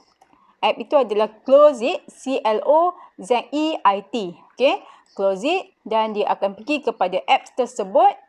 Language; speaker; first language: Malay; native; Malay